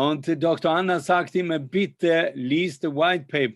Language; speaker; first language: German; non-native, fluent; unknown